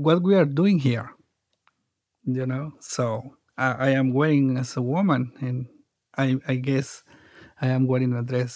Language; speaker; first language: English; non-native, learner; Spanish